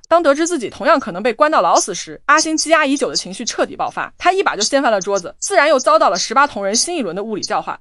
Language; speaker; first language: Chinese; native; Chinese